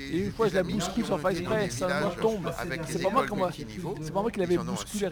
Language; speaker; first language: French; native; French